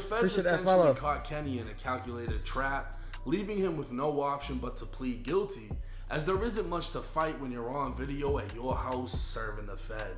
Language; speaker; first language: English; native; English